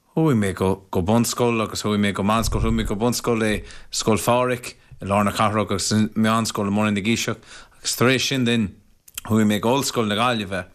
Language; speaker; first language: Irish; non-native, local second language; English